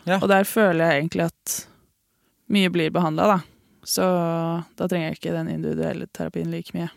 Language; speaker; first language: Norwegian; native; Norwegian